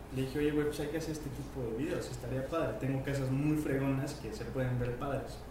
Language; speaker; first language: Spanish; native; Spanish